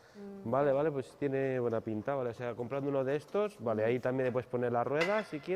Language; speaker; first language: Spanish; native; Spanish